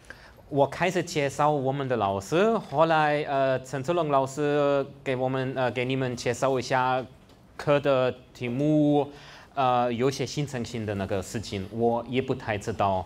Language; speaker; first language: Chinese; non-native, fluent; German